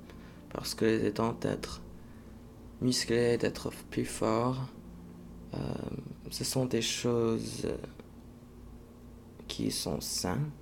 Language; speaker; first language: French; non-native, fluent; English